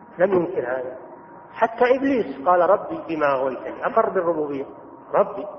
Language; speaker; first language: Arabic; native; Arabic